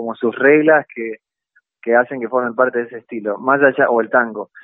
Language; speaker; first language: Spanish; native; Spanish